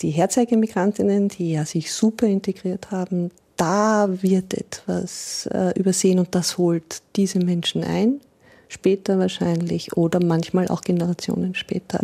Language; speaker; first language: German; native; German